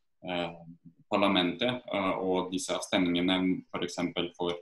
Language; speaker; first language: Norwegian; non-native, fluent; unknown